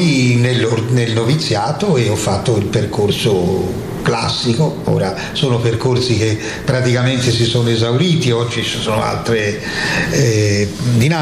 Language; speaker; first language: Italian; native; Italian